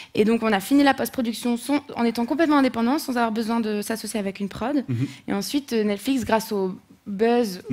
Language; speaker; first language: French; native; French